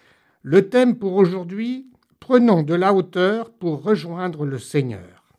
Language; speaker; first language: French; native; French